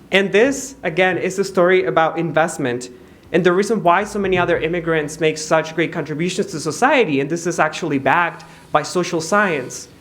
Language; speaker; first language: English; non-native, fluent; Spanish